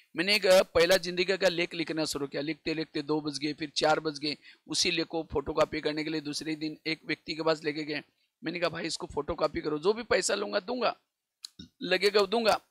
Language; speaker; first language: Hindi; non-native, local second language; Marathi